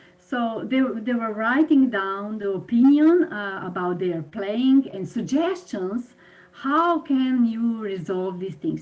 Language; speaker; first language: English; non-native, fluent; Slovenian